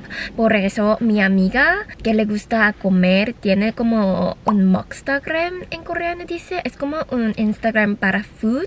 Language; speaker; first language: Spanish; non-native, learner; Korean